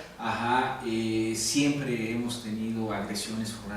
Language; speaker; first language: Spanish; native; Spanish